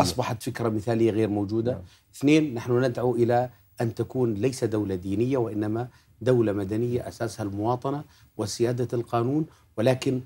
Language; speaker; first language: Arabic; native; Arabic